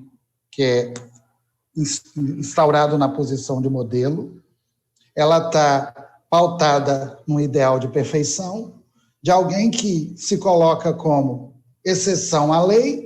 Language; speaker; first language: Portuguese; native; Portuguese